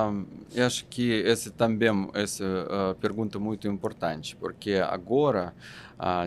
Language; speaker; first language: Portuguese; non-native, fluent; Russian